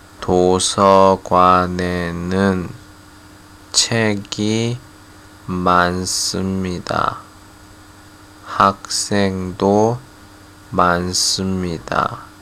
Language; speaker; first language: Korean; non-native, fluent; Chinese